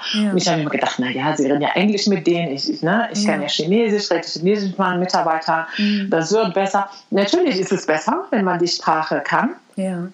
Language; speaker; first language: German; non-native, fluent; Arabic